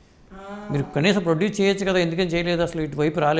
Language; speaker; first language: Telugu; native; Telugu